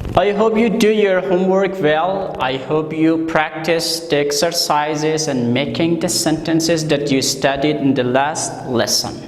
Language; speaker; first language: English; non-native, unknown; Persian